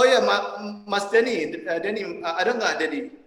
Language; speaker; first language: Indonesian; early bilingual, heritage; English